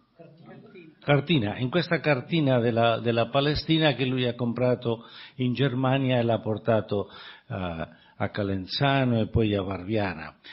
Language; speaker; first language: Italian; non-native, fluent; Spanish